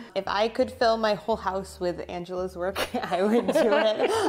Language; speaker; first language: English; native; English